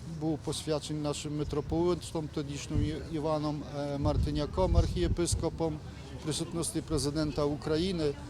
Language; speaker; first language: Ukrainian; early bilingual, heritage; Ukrainian